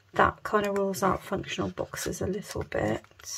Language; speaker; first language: English; native; English